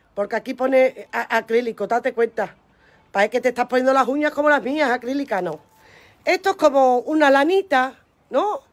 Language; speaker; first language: Spanish; native; Spanish